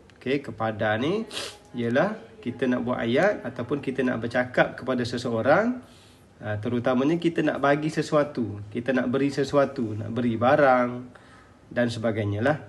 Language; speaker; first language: Malay; native; Malay